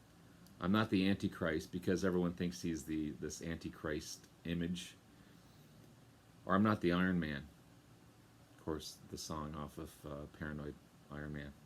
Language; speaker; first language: English; native; English